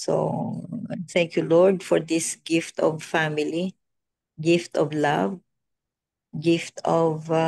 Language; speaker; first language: English; non-native, local second language; Filipino